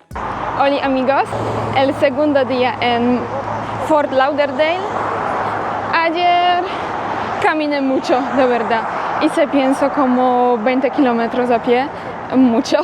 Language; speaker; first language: Spanish; non-native, fluent; Polish